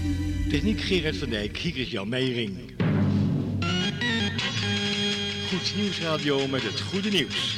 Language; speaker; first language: Dutch; native; Dutch